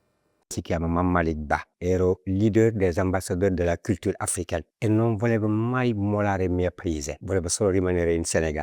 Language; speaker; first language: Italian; non-native, learner; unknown